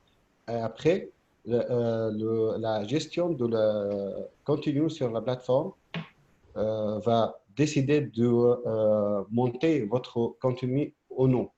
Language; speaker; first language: French; non-native, fluent; Arabic